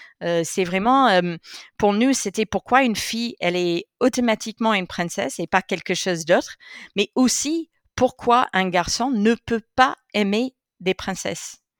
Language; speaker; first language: French; non-native, fluent; English